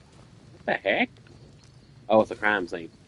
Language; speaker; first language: English; native; English